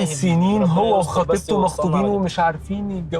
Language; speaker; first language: Arabic; native; Arabic